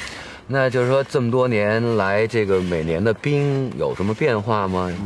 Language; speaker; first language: Chinese; native; Chinese